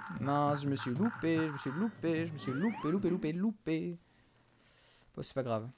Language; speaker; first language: French; native; French